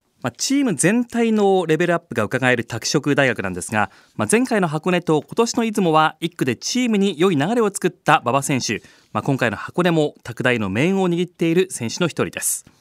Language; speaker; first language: Japanese; native; Japanese